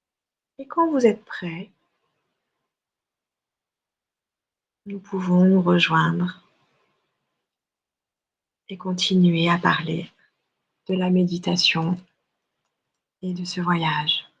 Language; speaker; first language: French; native; French